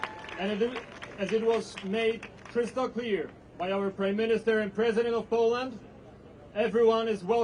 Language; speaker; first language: English; non-native, fluent; Polish